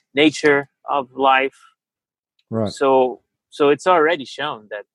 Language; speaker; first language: English; early bilingual, other home language; Portuguese